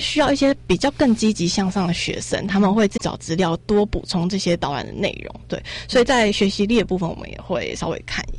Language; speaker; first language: Chinese; native; Chinese